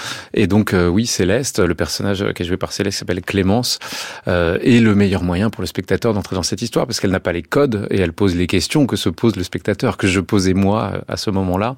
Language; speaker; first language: French; native; French